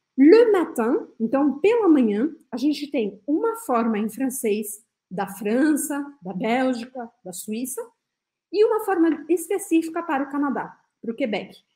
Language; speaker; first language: Portuguese; non-native, fluent; French